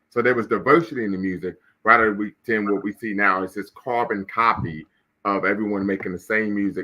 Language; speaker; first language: English; native; English